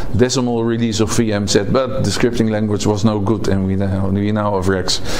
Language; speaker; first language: English; non-native, fluent; Dutch